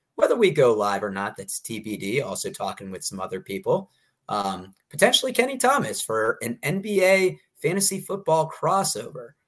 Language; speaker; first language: English; native; English